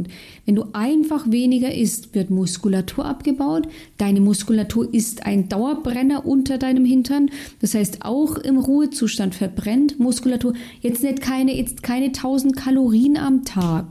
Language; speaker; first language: German; native; German